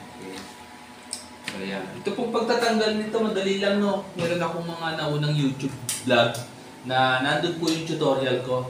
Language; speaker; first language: Filipino; native; Filipino